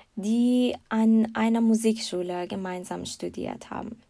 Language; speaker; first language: German; non-native, learner; Persian